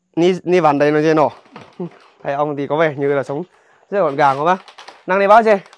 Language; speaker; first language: Vietnamese; non-native, local second language; Hmong